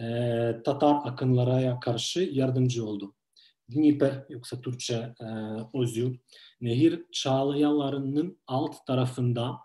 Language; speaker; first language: Turkish; non-native, fluent; Ukrainian